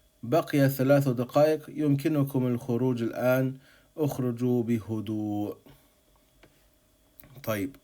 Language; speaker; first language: Arabic; non-native, fluent; English